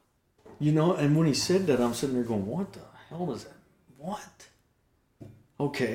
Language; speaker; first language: English; native; English